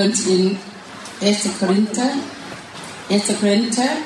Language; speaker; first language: German; non-native, learner; Thai